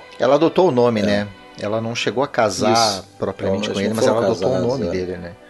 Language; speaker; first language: Portuguese; native; Portuguese